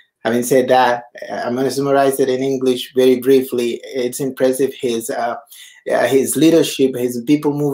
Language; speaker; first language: English; non-native, fluent; Spanish